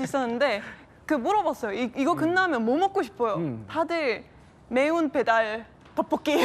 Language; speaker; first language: Korean; non-native, fluent; Estonian